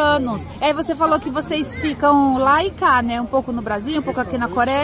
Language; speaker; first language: Portuguese; native; Portuguese